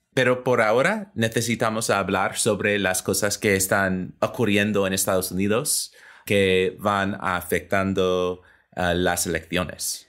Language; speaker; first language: Spanish; non-native, learner; English